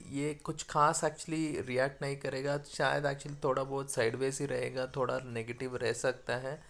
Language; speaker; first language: Hindi; non-native, local second language; Kannada